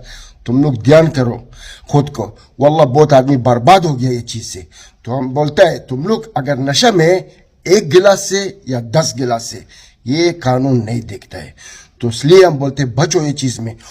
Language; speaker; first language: Hindi; non-native, fluent; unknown